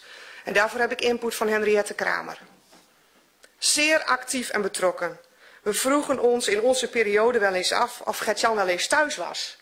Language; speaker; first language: Dutch; native; Dutch